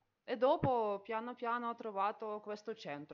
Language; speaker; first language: Italian; non-native, learner; Ukrainian